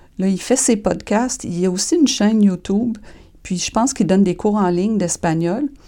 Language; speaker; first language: French; native; French